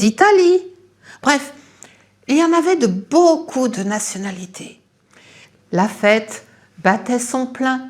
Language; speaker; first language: French; native; French